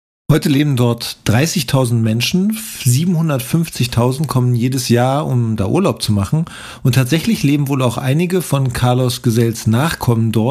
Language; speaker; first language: German; native; German